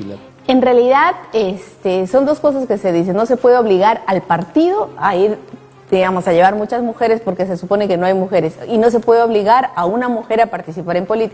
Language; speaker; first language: Spanish; native; Spanish